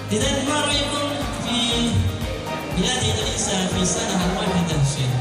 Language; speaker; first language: Arabic; non-native, learner; Indonesian